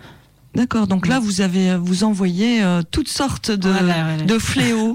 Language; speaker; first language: French; native; French